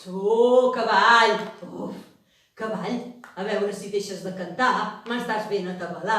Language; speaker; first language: Catalan; native; Catalan